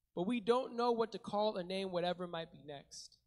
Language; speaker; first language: English; native; English